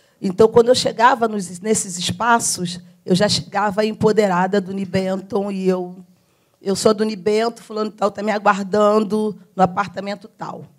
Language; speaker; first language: Portuguese; native; Portuguese